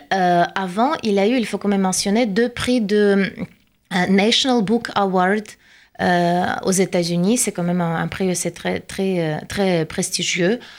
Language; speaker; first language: French; non-native, fluent; Russian